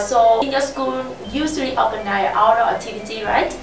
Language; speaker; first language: English; non-native, learner; Vietnamese